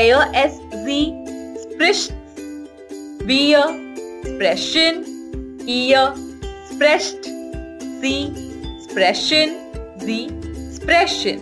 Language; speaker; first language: German; non-native, fluent; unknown